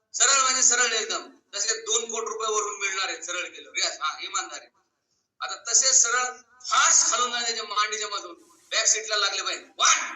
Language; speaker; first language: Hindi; non-native, local second language; Marathi